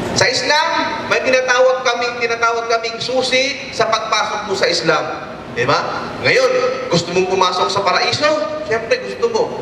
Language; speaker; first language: Filipino; non-native, local second language; Waray